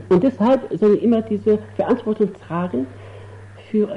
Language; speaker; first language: German; non-native, fluent; Arabic